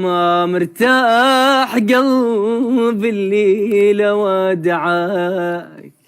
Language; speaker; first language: Arabic; native; Arabic